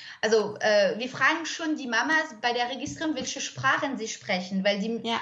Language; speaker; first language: German; non-native, fluent; French